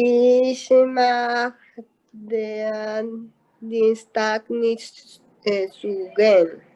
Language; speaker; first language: German; non-native, learner; Spanish